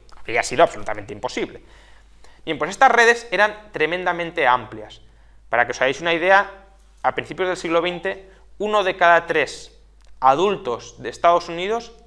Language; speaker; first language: Spanish; native; Spanish